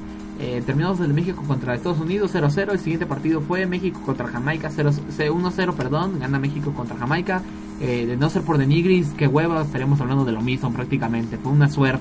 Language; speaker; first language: Spanish; native; Spanish